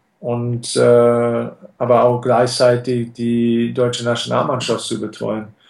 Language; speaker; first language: German; non-native, fluent; English